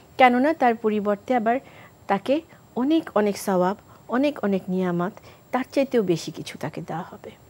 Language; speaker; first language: Bangla; native; Bangla